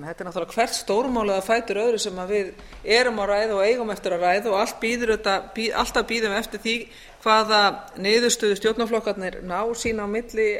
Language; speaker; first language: Icelandic; native; Icelandic